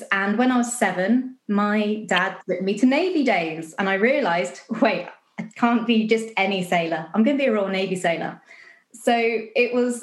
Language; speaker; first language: English; native; English